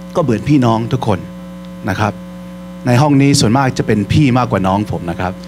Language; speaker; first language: Thai; early bilingual, heritage; Thai